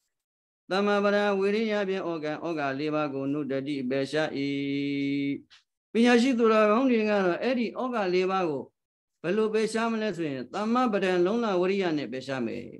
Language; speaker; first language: Burmese; native; Burmese